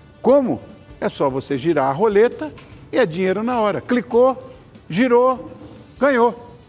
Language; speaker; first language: Portuguese; native; Portuguese